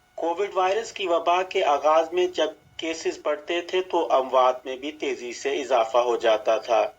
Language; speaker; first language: Urdu; native; Urdu